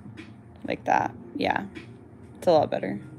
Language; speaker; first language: English; native; English